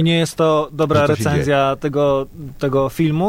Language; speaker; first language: Polish; native; Polish